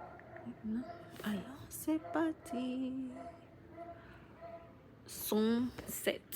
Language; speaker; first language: French; non-native, learner; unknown